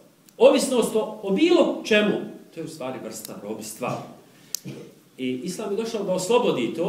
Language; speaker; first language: Serbian; native; Serbian